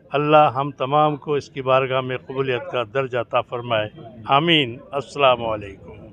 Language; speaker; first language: Urdu; non-native, local second language; Gujarati